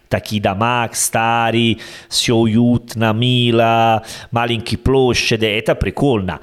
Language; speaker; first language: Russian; non-native, learner; Italian